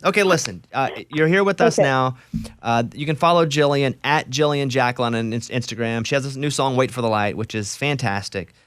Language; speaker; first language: English; native; English